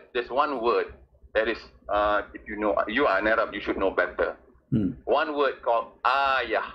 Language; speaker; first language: English; non-native, local second language; Malay